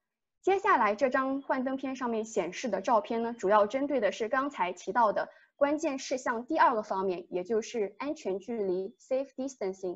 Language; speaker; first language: Chinese; native; Chinese